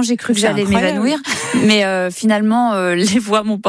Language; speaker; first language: French; native; French